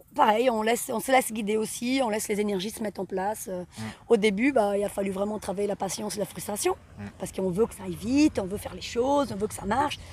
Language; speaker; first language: French; non-native, fluent; Portuguese